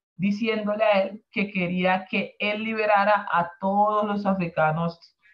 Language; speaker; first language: Spanish; non-native, fluent; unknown